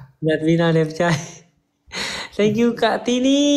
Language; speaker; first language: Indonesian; non-native, learner; Vietnamese